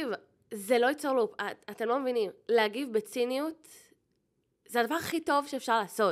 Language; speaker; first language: Hebrew; native; Hebrew